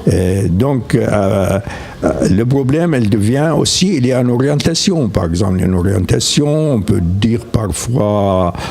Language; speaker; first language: French; non-native, fluent; Arabic